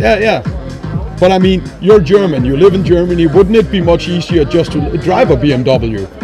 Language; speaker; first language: English; non-native, fluent; Danish